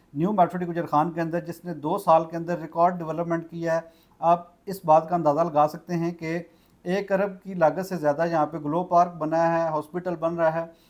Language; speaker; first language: Urdu; non-native, local second language; Punjabi